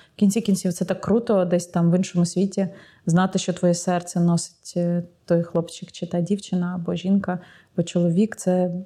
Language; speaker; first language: Ukrainian; non-native, local second language; Russian